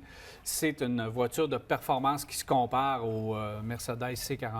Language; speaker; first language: French; native; French